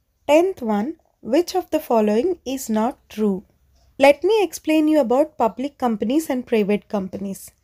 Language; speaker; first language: English; non-native, local second language; Telugu